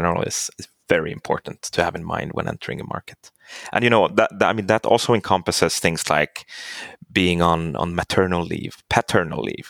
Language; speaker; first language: English; non-native, fluent; Swedish